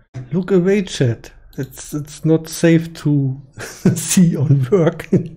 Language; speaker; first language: English; non-native, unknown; German